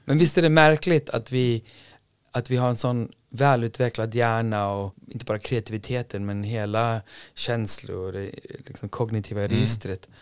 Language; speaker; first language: Swedish; non-native, fluent; Icelandic